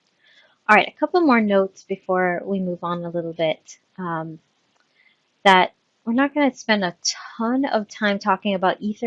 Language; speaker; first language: English; native; English